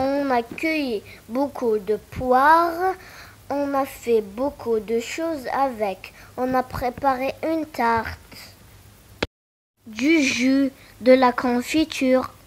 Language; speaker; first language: French; non-native, local second language; Arabic